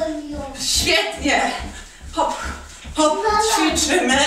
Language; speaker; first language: Polish; native; Polish